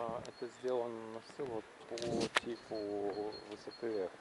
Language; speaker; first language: Russian; native; Russian